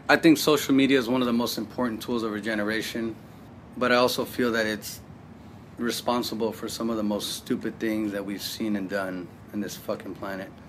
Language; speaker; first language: English; native; English